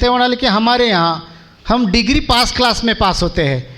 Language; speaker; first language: Hindi; non-native, local second language; Marathi